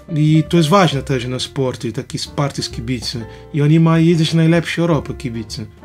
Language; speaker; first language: Polish; non-native, learner; Portuguese